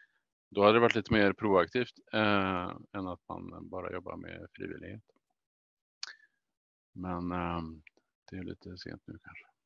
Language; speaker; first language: Swedish; native; Swedish